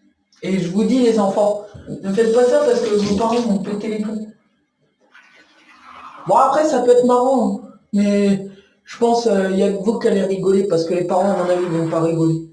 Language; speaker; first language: French; native; French